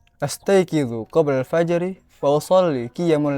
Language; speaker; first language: Arabic; non-native, learner; Indonesian